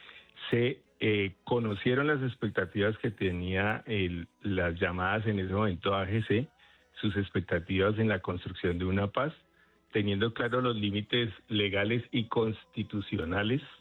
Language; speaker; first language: Spanish; native; Spanish